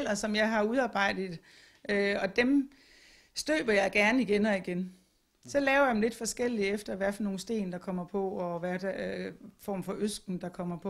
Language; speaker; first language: Danish; native; Danish